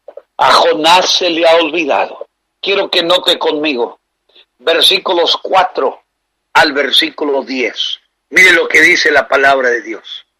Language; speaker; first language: Spanish; native; Spanish